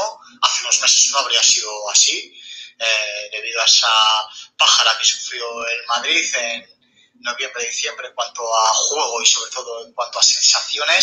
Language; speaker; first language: Spanish; native; Spanish